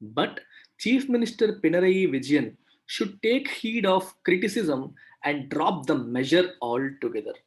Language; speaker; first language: English; non-native, local second language; Telugu